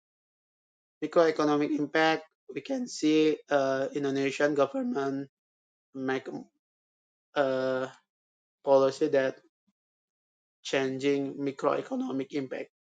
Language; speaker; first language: English; non-native, learner; Indonesian